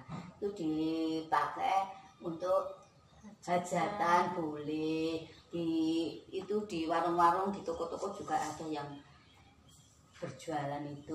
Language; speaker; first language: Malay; non-native, local second language; Javanese